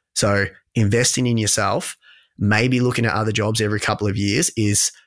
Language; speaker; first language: English; native; English